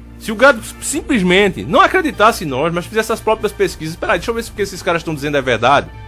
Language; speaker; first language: Portuguese; native; Portuguese